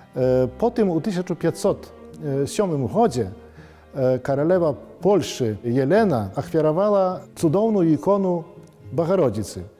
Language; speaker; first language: Polish; non-native, local second language; Belarusian